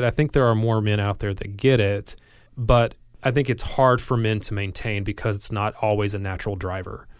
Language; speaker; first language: English; native; English